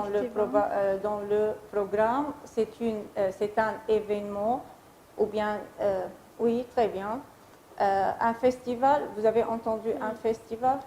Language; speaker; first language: French; non-native, fluent; Arabic